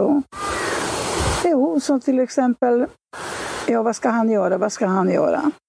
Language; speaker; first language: Swedish; non-native, fluent; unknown